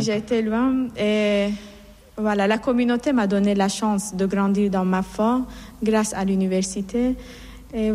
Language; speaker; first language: French; non-native, fluent; Assyrian Neo-Aramaic